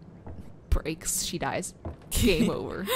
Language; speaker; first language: English; native; English